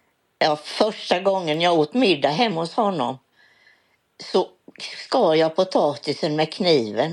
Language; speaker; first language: Swedish; native; Swedish